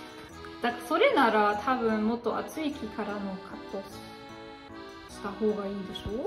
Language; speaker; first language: Japanese; non-native, learner; German